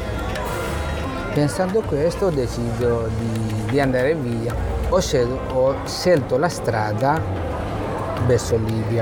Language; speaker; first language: Italian; non-native, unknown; Bangla